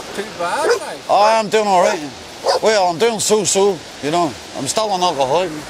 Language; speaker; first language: English; native; English